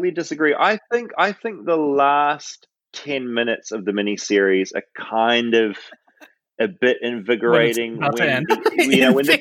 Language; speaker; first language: English; native; English